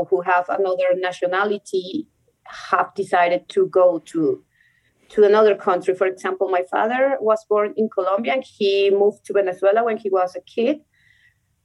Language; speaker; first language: English; non-native, fluent; Spanish